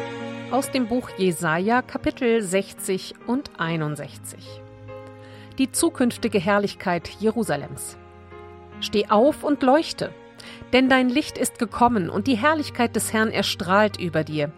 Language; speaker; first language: German; native; German